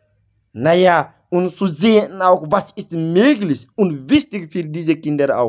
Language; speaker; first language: German; non-native, learner; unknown